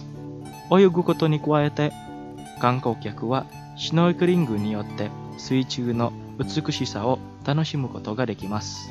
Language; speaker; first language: Japanese; non-native, fluent; Indonesian